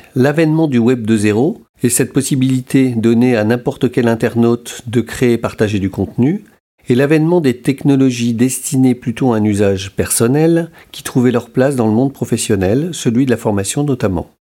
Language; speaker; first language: French; native; French